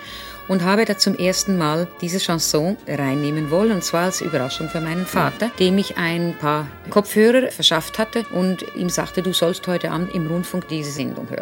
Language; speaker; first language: German; native; German